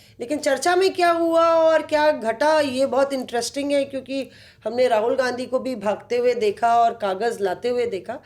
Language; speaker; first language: Hindi; native; Hindi